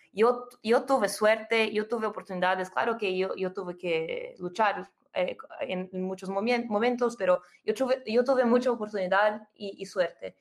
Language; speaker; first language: Spanish; non-native, fluent; Portuguese